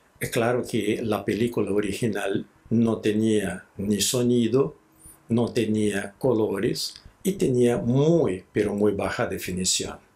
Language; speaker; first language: Spanish; non-native, fluent; Portuguese